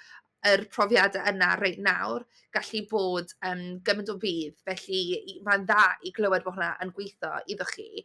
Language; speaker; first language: Welsh; native; Welsh